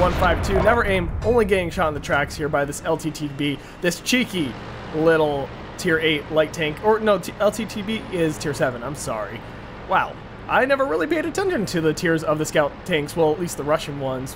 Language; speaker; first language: English; native; English